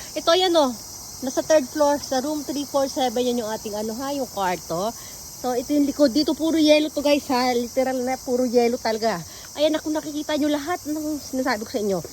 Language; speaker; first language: Filipino; native; Filipino